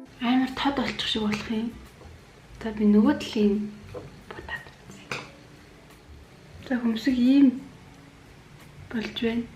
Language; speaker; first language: Mongolian; native; Mongolian